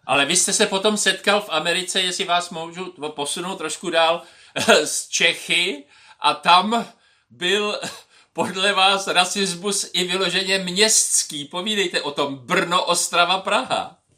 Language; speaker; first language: Czech; native; Czech